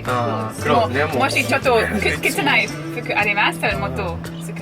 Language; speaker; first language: Japanese; non-native, learner; English